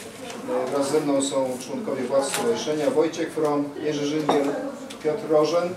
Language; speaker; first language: Polish; native; Polish